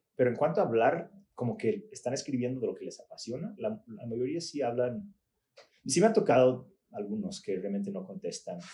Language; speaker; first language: Spanish; early bilingual, other home language; English